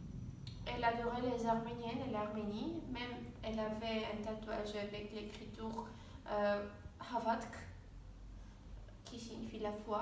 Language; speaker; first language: French; non-native, fluent; Armenian